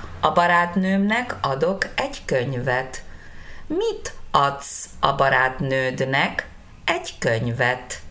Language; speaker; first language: Hungarian; non-native, fluent; Spanish